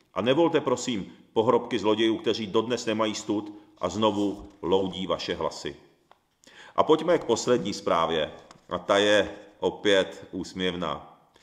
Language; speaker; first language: Czech; early bilingual, other home language; Japanese